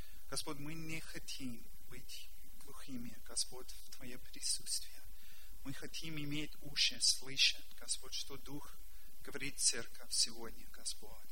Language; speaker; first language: Russian; non-native, learner; English